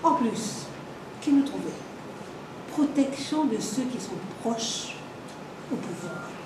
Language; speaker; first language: French; non-native, local second language; Morisyen